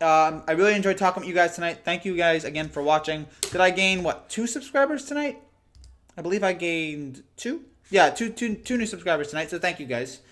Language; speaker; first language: English; native; English